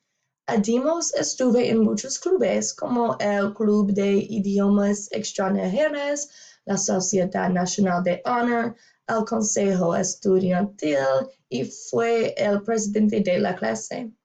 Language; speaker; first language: Spanish; non-native, learner; English